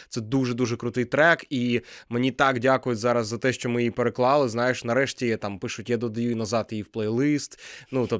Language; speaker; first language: Ukrainian; non-native, local second language; Russian